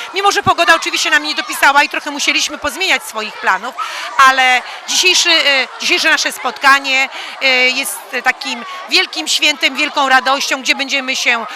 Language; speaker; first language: Polish; native; Polish